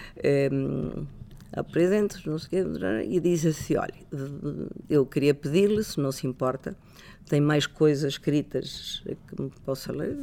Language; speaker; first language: Portuguese; non-native, fluent; Spanish